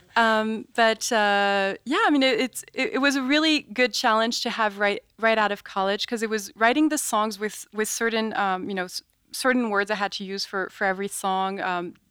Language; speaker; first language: English; non-native, fluent; French